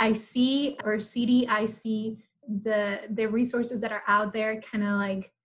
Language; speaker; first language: English; non-native, fluent; Spanish